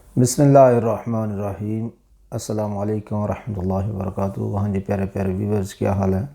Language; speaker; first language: Urdu; non-native, local second language; Punjabi